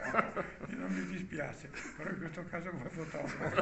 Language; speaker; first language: Italian; native; Italian